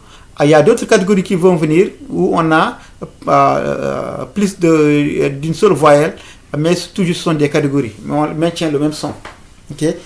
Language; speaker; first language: French; non-native, local second language; Fula